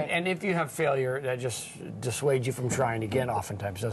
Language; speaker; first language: English; native; English